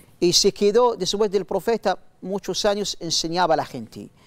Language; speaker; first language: Spanish; non-native, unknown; Arabic